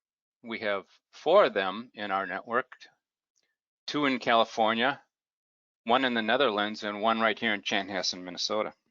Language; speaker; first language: English; native; English